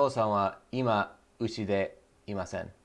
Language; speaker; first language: Japanese; non-native, learner; English